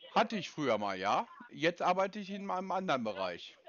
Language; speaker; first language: German; native; German